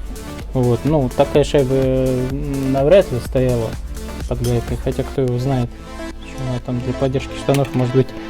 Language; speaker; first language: Russian; native; Russian